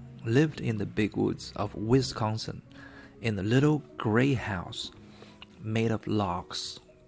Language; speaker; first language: English; non-native, fluent; Chinese